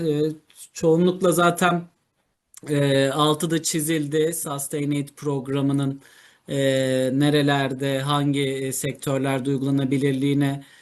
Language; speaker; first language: Turkish; native; Turkish